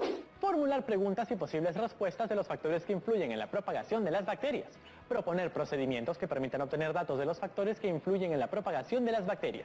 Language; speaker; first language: Spanish; native; Spanish